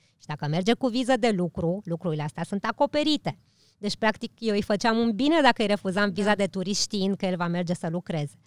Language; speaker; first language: Romanian; early bilingual, heritage; Romanian